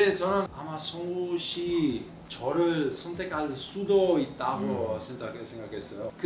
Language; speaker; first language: Korean; non-native, learner; Italian